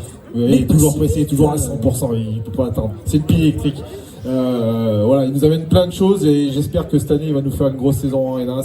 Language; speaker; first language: French; native; French